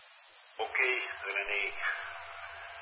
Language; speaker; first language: Dutch; native; Dutch